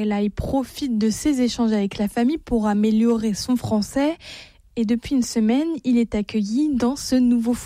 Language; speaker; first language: French; native; French